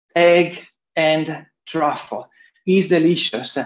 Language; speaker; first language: English; non-native, fluent; Italian